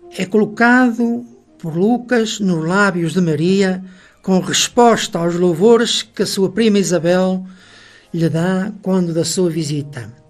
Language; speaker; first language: Portuguese; native; Portuguese